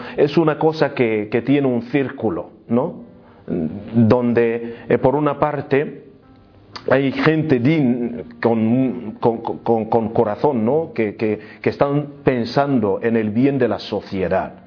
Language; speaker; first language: Spanish; non-native, fluent; Igbo